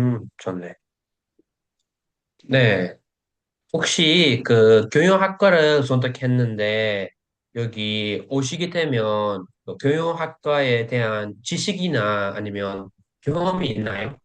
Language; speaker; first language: Korean; non-native, fluent; Uzbek